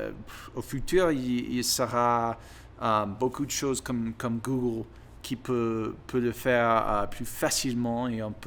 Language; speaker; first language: French; non-native, learner; English